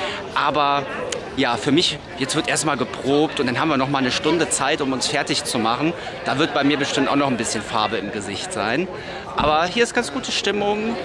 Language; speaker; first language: German; native; German